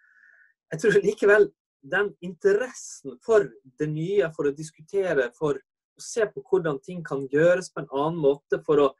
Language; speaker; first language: Norwegian; native; Norwegian